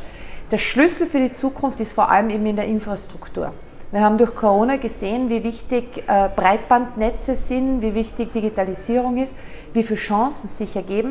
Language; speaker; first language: German; native; German